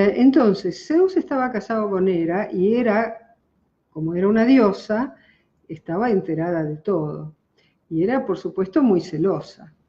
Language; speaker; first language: Spanish; native; Spanish